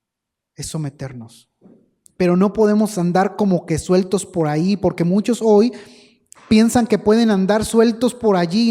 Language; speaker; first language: Spanish; native; Spanish